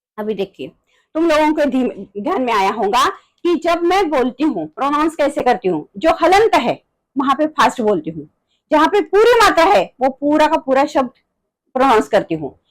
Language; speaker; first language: Hindi; non-native, local second language; Marathi